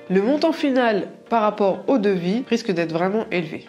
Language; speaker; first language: French; native; French